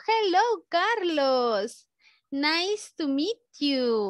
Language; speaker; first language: English; non-native, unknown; Spanish